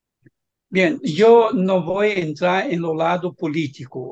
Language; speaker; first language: Spanish; non-native, fluent; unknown